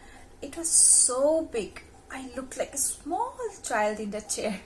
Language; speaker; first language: English; non-native, local second language; Hindi